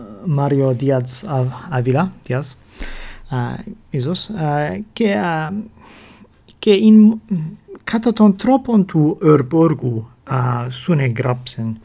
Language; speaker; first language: Greek; non-native, learner; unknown